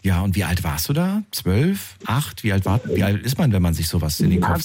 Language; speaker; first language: German; native; German